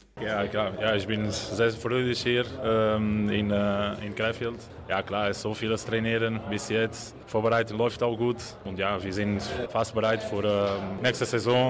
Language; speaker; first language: German; non-native, learner; Portuguese